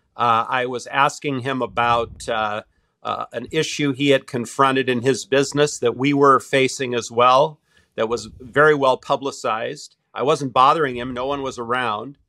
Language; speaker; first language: English; native; English